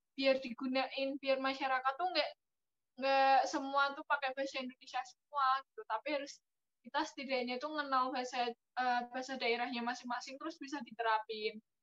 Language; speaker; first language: Indonesian; non-native, local second language; Javanese